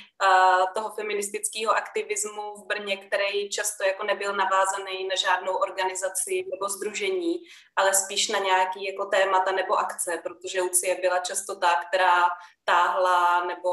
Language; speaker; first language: Czech; native; Czech